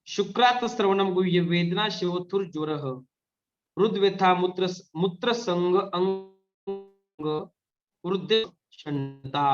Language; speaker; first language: Hindi; non-native, local second language; Marathi